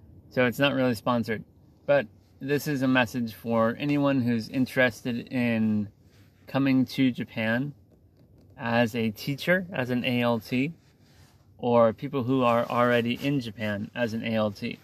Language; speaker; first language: English; native; English